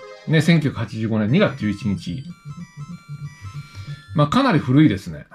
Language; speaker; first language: Japanese; native; Japanese